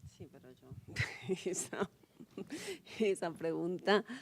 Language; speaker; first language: Spanish; native; Spanish